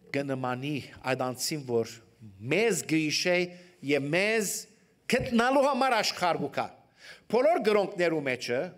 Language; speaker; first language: Armenian; early bilingual, heritage; Armenian